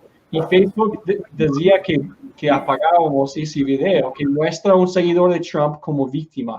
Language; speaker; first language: Portuguese; non-native, learner; Spanish